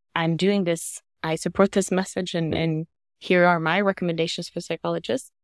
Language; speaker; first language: English; non-native, fluent; Norwegian